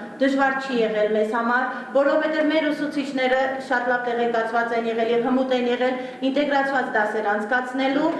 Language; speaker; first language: Armenian; native; Armenian